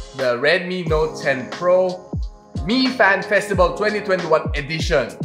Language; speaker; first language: English; non-native, local second language; Filipino